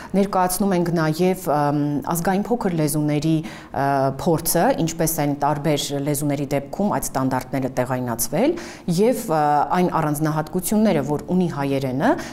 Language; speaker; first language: Armenian; native; Armenian